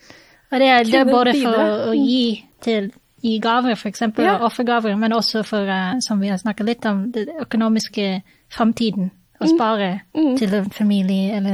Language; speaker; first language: Norwegian; non-native, fluent; English